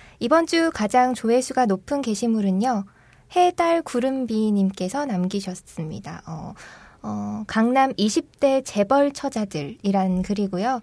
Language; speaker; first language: Korean; native; Korean